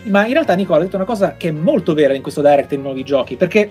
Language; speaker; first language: Italian; native; Italian